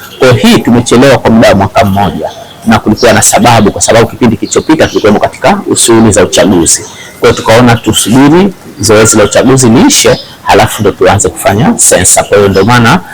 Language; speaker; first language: Swahili; native; Swahili